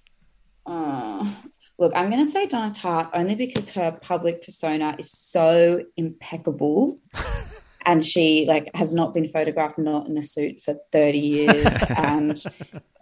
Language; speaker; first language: English; native; English